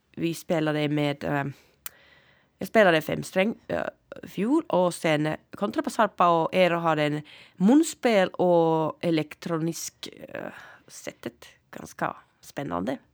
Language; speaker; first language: Swedish; non-native, local second language; Finnish